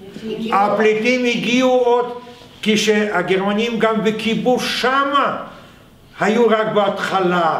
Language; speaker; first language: Hebrew; non-native, fluent; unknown